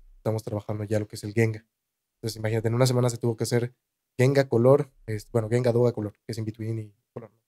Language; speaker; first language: Spanish; native; Spanish